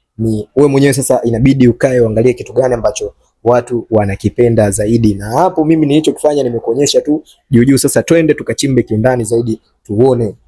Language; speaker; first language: Swahili; native; Swahili